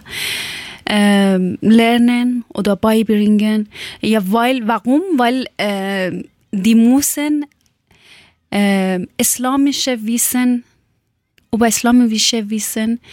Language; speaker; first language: German; non-native, learner; Persian